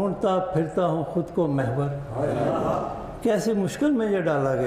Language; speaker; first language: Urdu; non-native, local second language; Punjabi